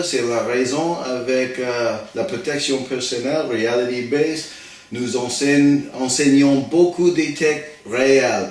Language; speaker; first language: French; non-native, learner; English